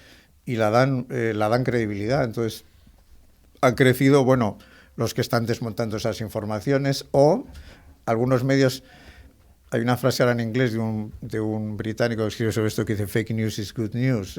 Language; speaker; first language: Spanish; native; Spanish